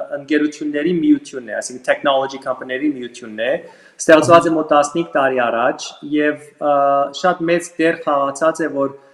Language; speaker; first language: Armenian; early bilingual, heritage; Armenian